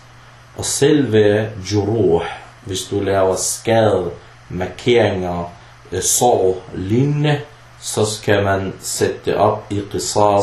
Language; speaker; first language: Danish; early bilingual, other home language; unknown